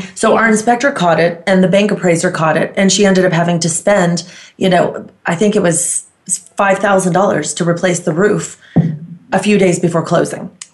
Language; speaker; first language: English; non-native, fluent; Greek